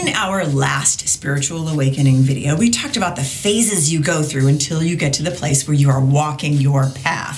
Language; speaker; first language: English; native; English